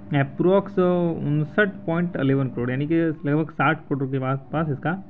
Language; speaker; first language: Hindi; native; Hindi